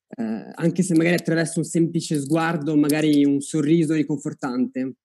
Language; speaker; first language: Italian; early bilingual, other home language; Arabic